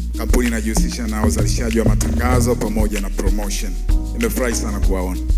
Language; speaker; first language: Swahili; native; Swahili